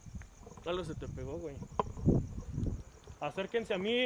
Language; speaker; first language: Spanish; native; Spanish